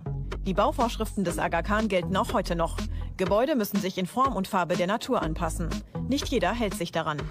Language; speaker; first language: German; native; German